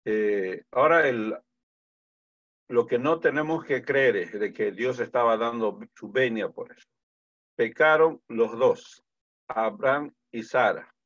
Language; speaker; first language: Spanish; native; Spanish